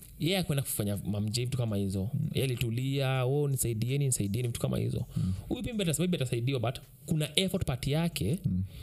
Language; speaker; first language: Swahili; native; Swahili